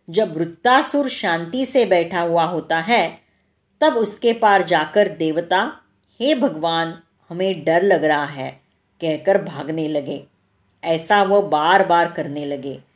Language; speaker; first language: Hindi; non-native, local second language; Marathi